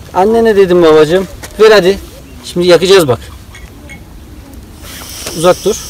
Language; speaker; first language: Turkish; native; Turkish